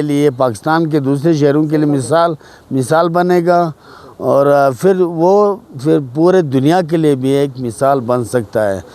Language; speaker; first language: Urdu; non-native, local second language; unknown